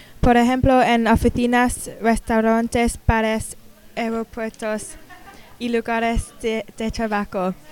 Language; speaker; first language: Spanish; non-native, learner; English